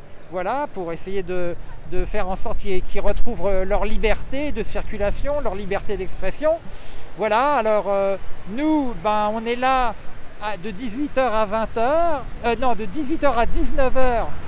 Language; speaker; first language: French; native; French